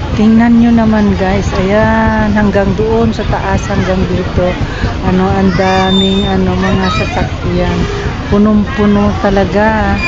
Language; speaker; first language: Filipino; native; Filipino